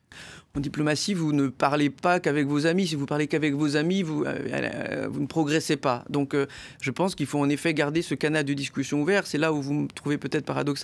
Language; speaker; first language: French; native; French